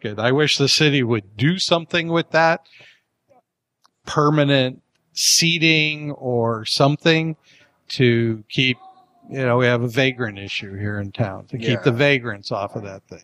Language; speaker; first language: English; native; English